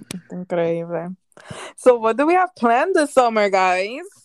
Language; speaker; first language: English; early bilingual, other home language; Spanish